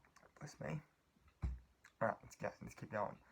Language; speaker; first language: English; native; English